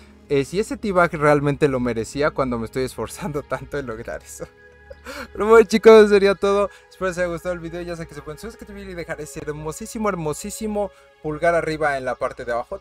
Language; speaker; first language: Spanish; native; Spanish